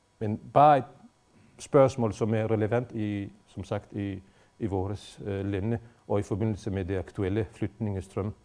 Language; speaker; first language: Danish; non-native, fluent; Bosnian